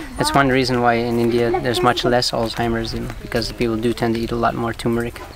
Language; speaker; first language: English; native; English